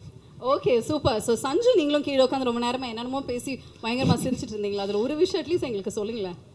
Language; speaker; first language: Tamil; native; Tamil